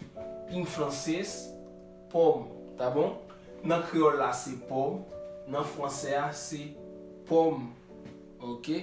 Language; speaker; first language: French; non-native, learner; Haitian Creole